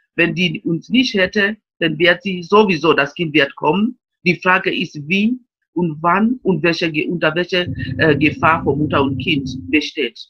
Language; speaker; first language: German; non-native, fluent; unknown